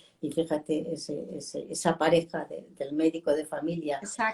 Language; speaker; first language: Spanish; native; Spanish